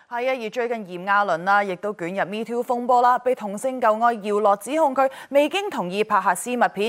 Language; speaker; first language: Chinese; native; Chinese